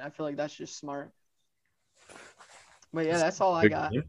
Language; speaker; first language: English; native; English